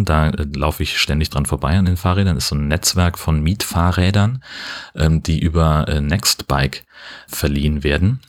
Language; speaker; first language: German; native; German